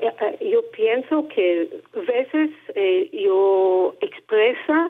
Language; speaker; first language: Spanish; non-native, learner; Hebrew